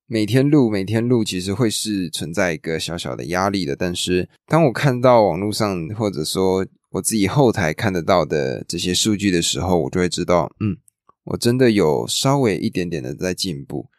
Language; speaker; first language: Chinese; native; Chinese